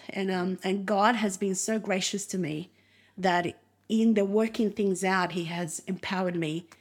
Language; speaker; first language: English; non-native, fluent; Spanish